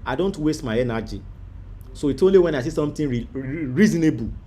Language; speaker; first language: English; non-native, local second language; Yoruba